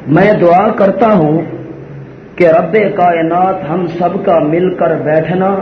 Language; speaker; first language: Urdu; non-native, local second language; Punjabi